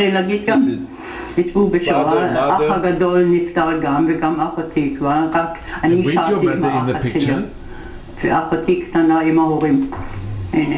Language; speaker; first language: Hebrew; non-native, fluent; German